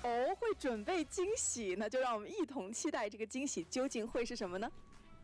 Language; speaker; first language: Chinese; native; Chinese